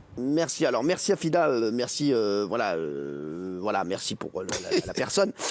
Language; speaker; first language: French; native; French